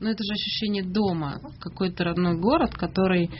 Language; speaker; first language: Russian; native; Russian